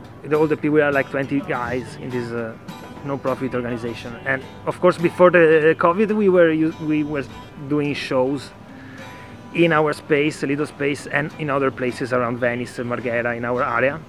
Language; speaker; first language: English; non-native, fluent; Italian